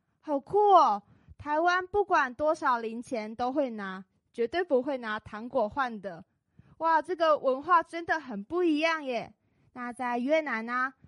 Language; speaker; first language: Chinese; native; Chinese